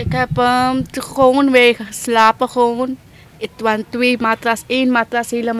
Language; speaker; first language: Dutch; non-native, local second language; Caribbean Hindustani